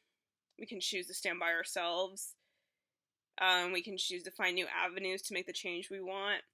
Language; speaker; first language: English; native; English